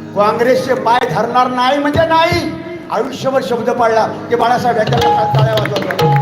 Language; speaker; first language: Marathi; non-native, local second language; Konkani